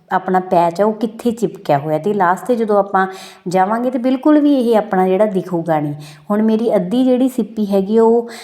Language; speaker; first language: Punjabi; native; Punjabi